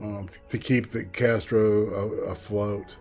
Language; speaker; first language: English; native; English